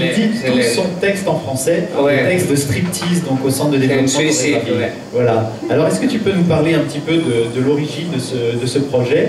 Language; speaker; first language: French; native; French